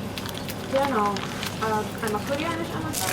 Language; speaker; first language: German; non-native, fluent; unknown